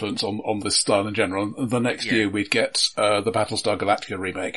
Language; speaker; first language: English; native; English